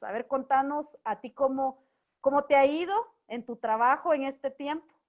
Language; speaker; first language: Spanish; native; Spanish